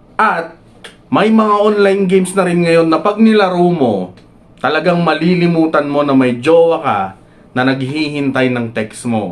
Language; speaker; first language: Filipino; native; Filipino